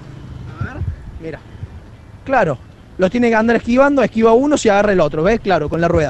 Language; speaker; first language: Spanish; native; Spanish